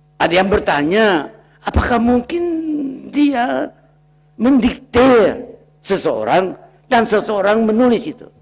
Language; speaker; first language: Indonesian; native; Indonesian